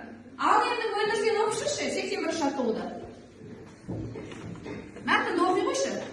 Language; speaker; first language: Kazakh; native; Kazakh